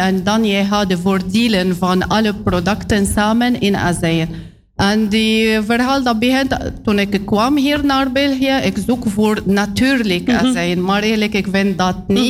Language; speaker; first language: Dutch; non-native, learner; Arabic